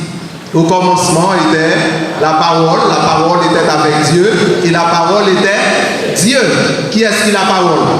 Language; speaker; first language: French; non-native, learner; Haitian Creole